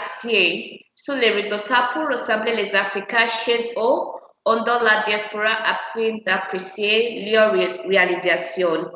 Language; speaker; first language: French; non-native, learner; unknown